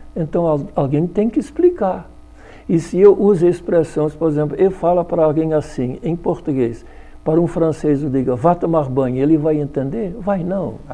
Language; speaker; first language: Portuguese; non-native, fluent; Dutch